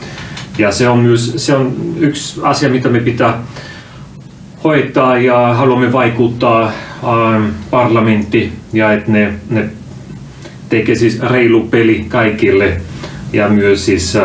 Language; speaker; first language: Finnish; non-native, fluent; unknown